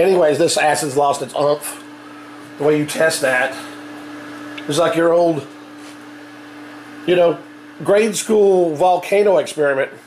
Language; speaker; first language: English; native; English